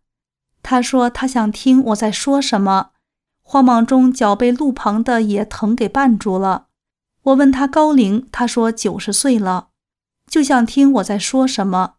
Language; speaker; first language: Chinese; native; Chinese